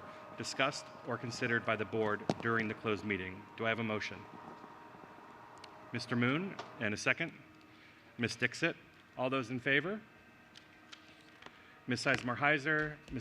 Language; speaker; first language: English; native; English